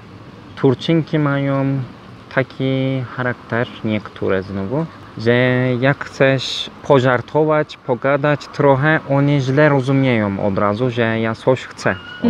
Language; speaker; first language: Polish; non-native, learner; Turkish